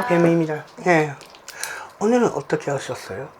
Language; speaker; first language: Korean; non-native, fluent; Japanese